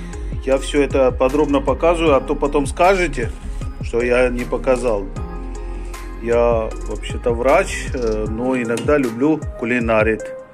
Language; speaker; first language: Russian; non-native, fluent; Hindi